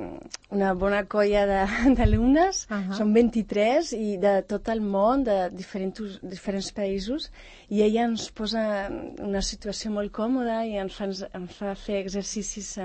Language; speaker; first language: Catalan; non-native, local second language; French